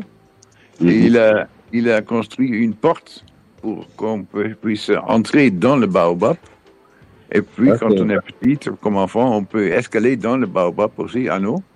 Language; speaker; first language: French; non-native, fluent; Dutch